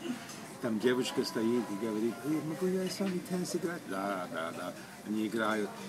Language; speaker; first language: Russian; early bilingual, heritage; Russian